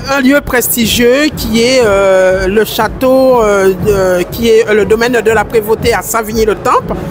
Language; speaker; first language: French; native; French